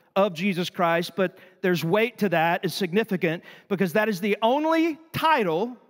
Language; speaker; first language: English; native; English